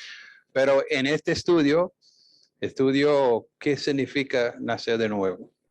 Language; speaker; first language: Spanish; non-native, fluent; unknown